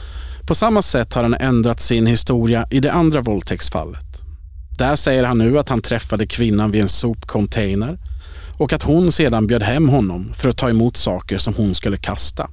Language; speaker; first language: Swedish; native; Swedish